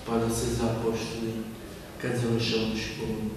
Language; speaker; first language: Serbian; non-native, local second language; Hungarian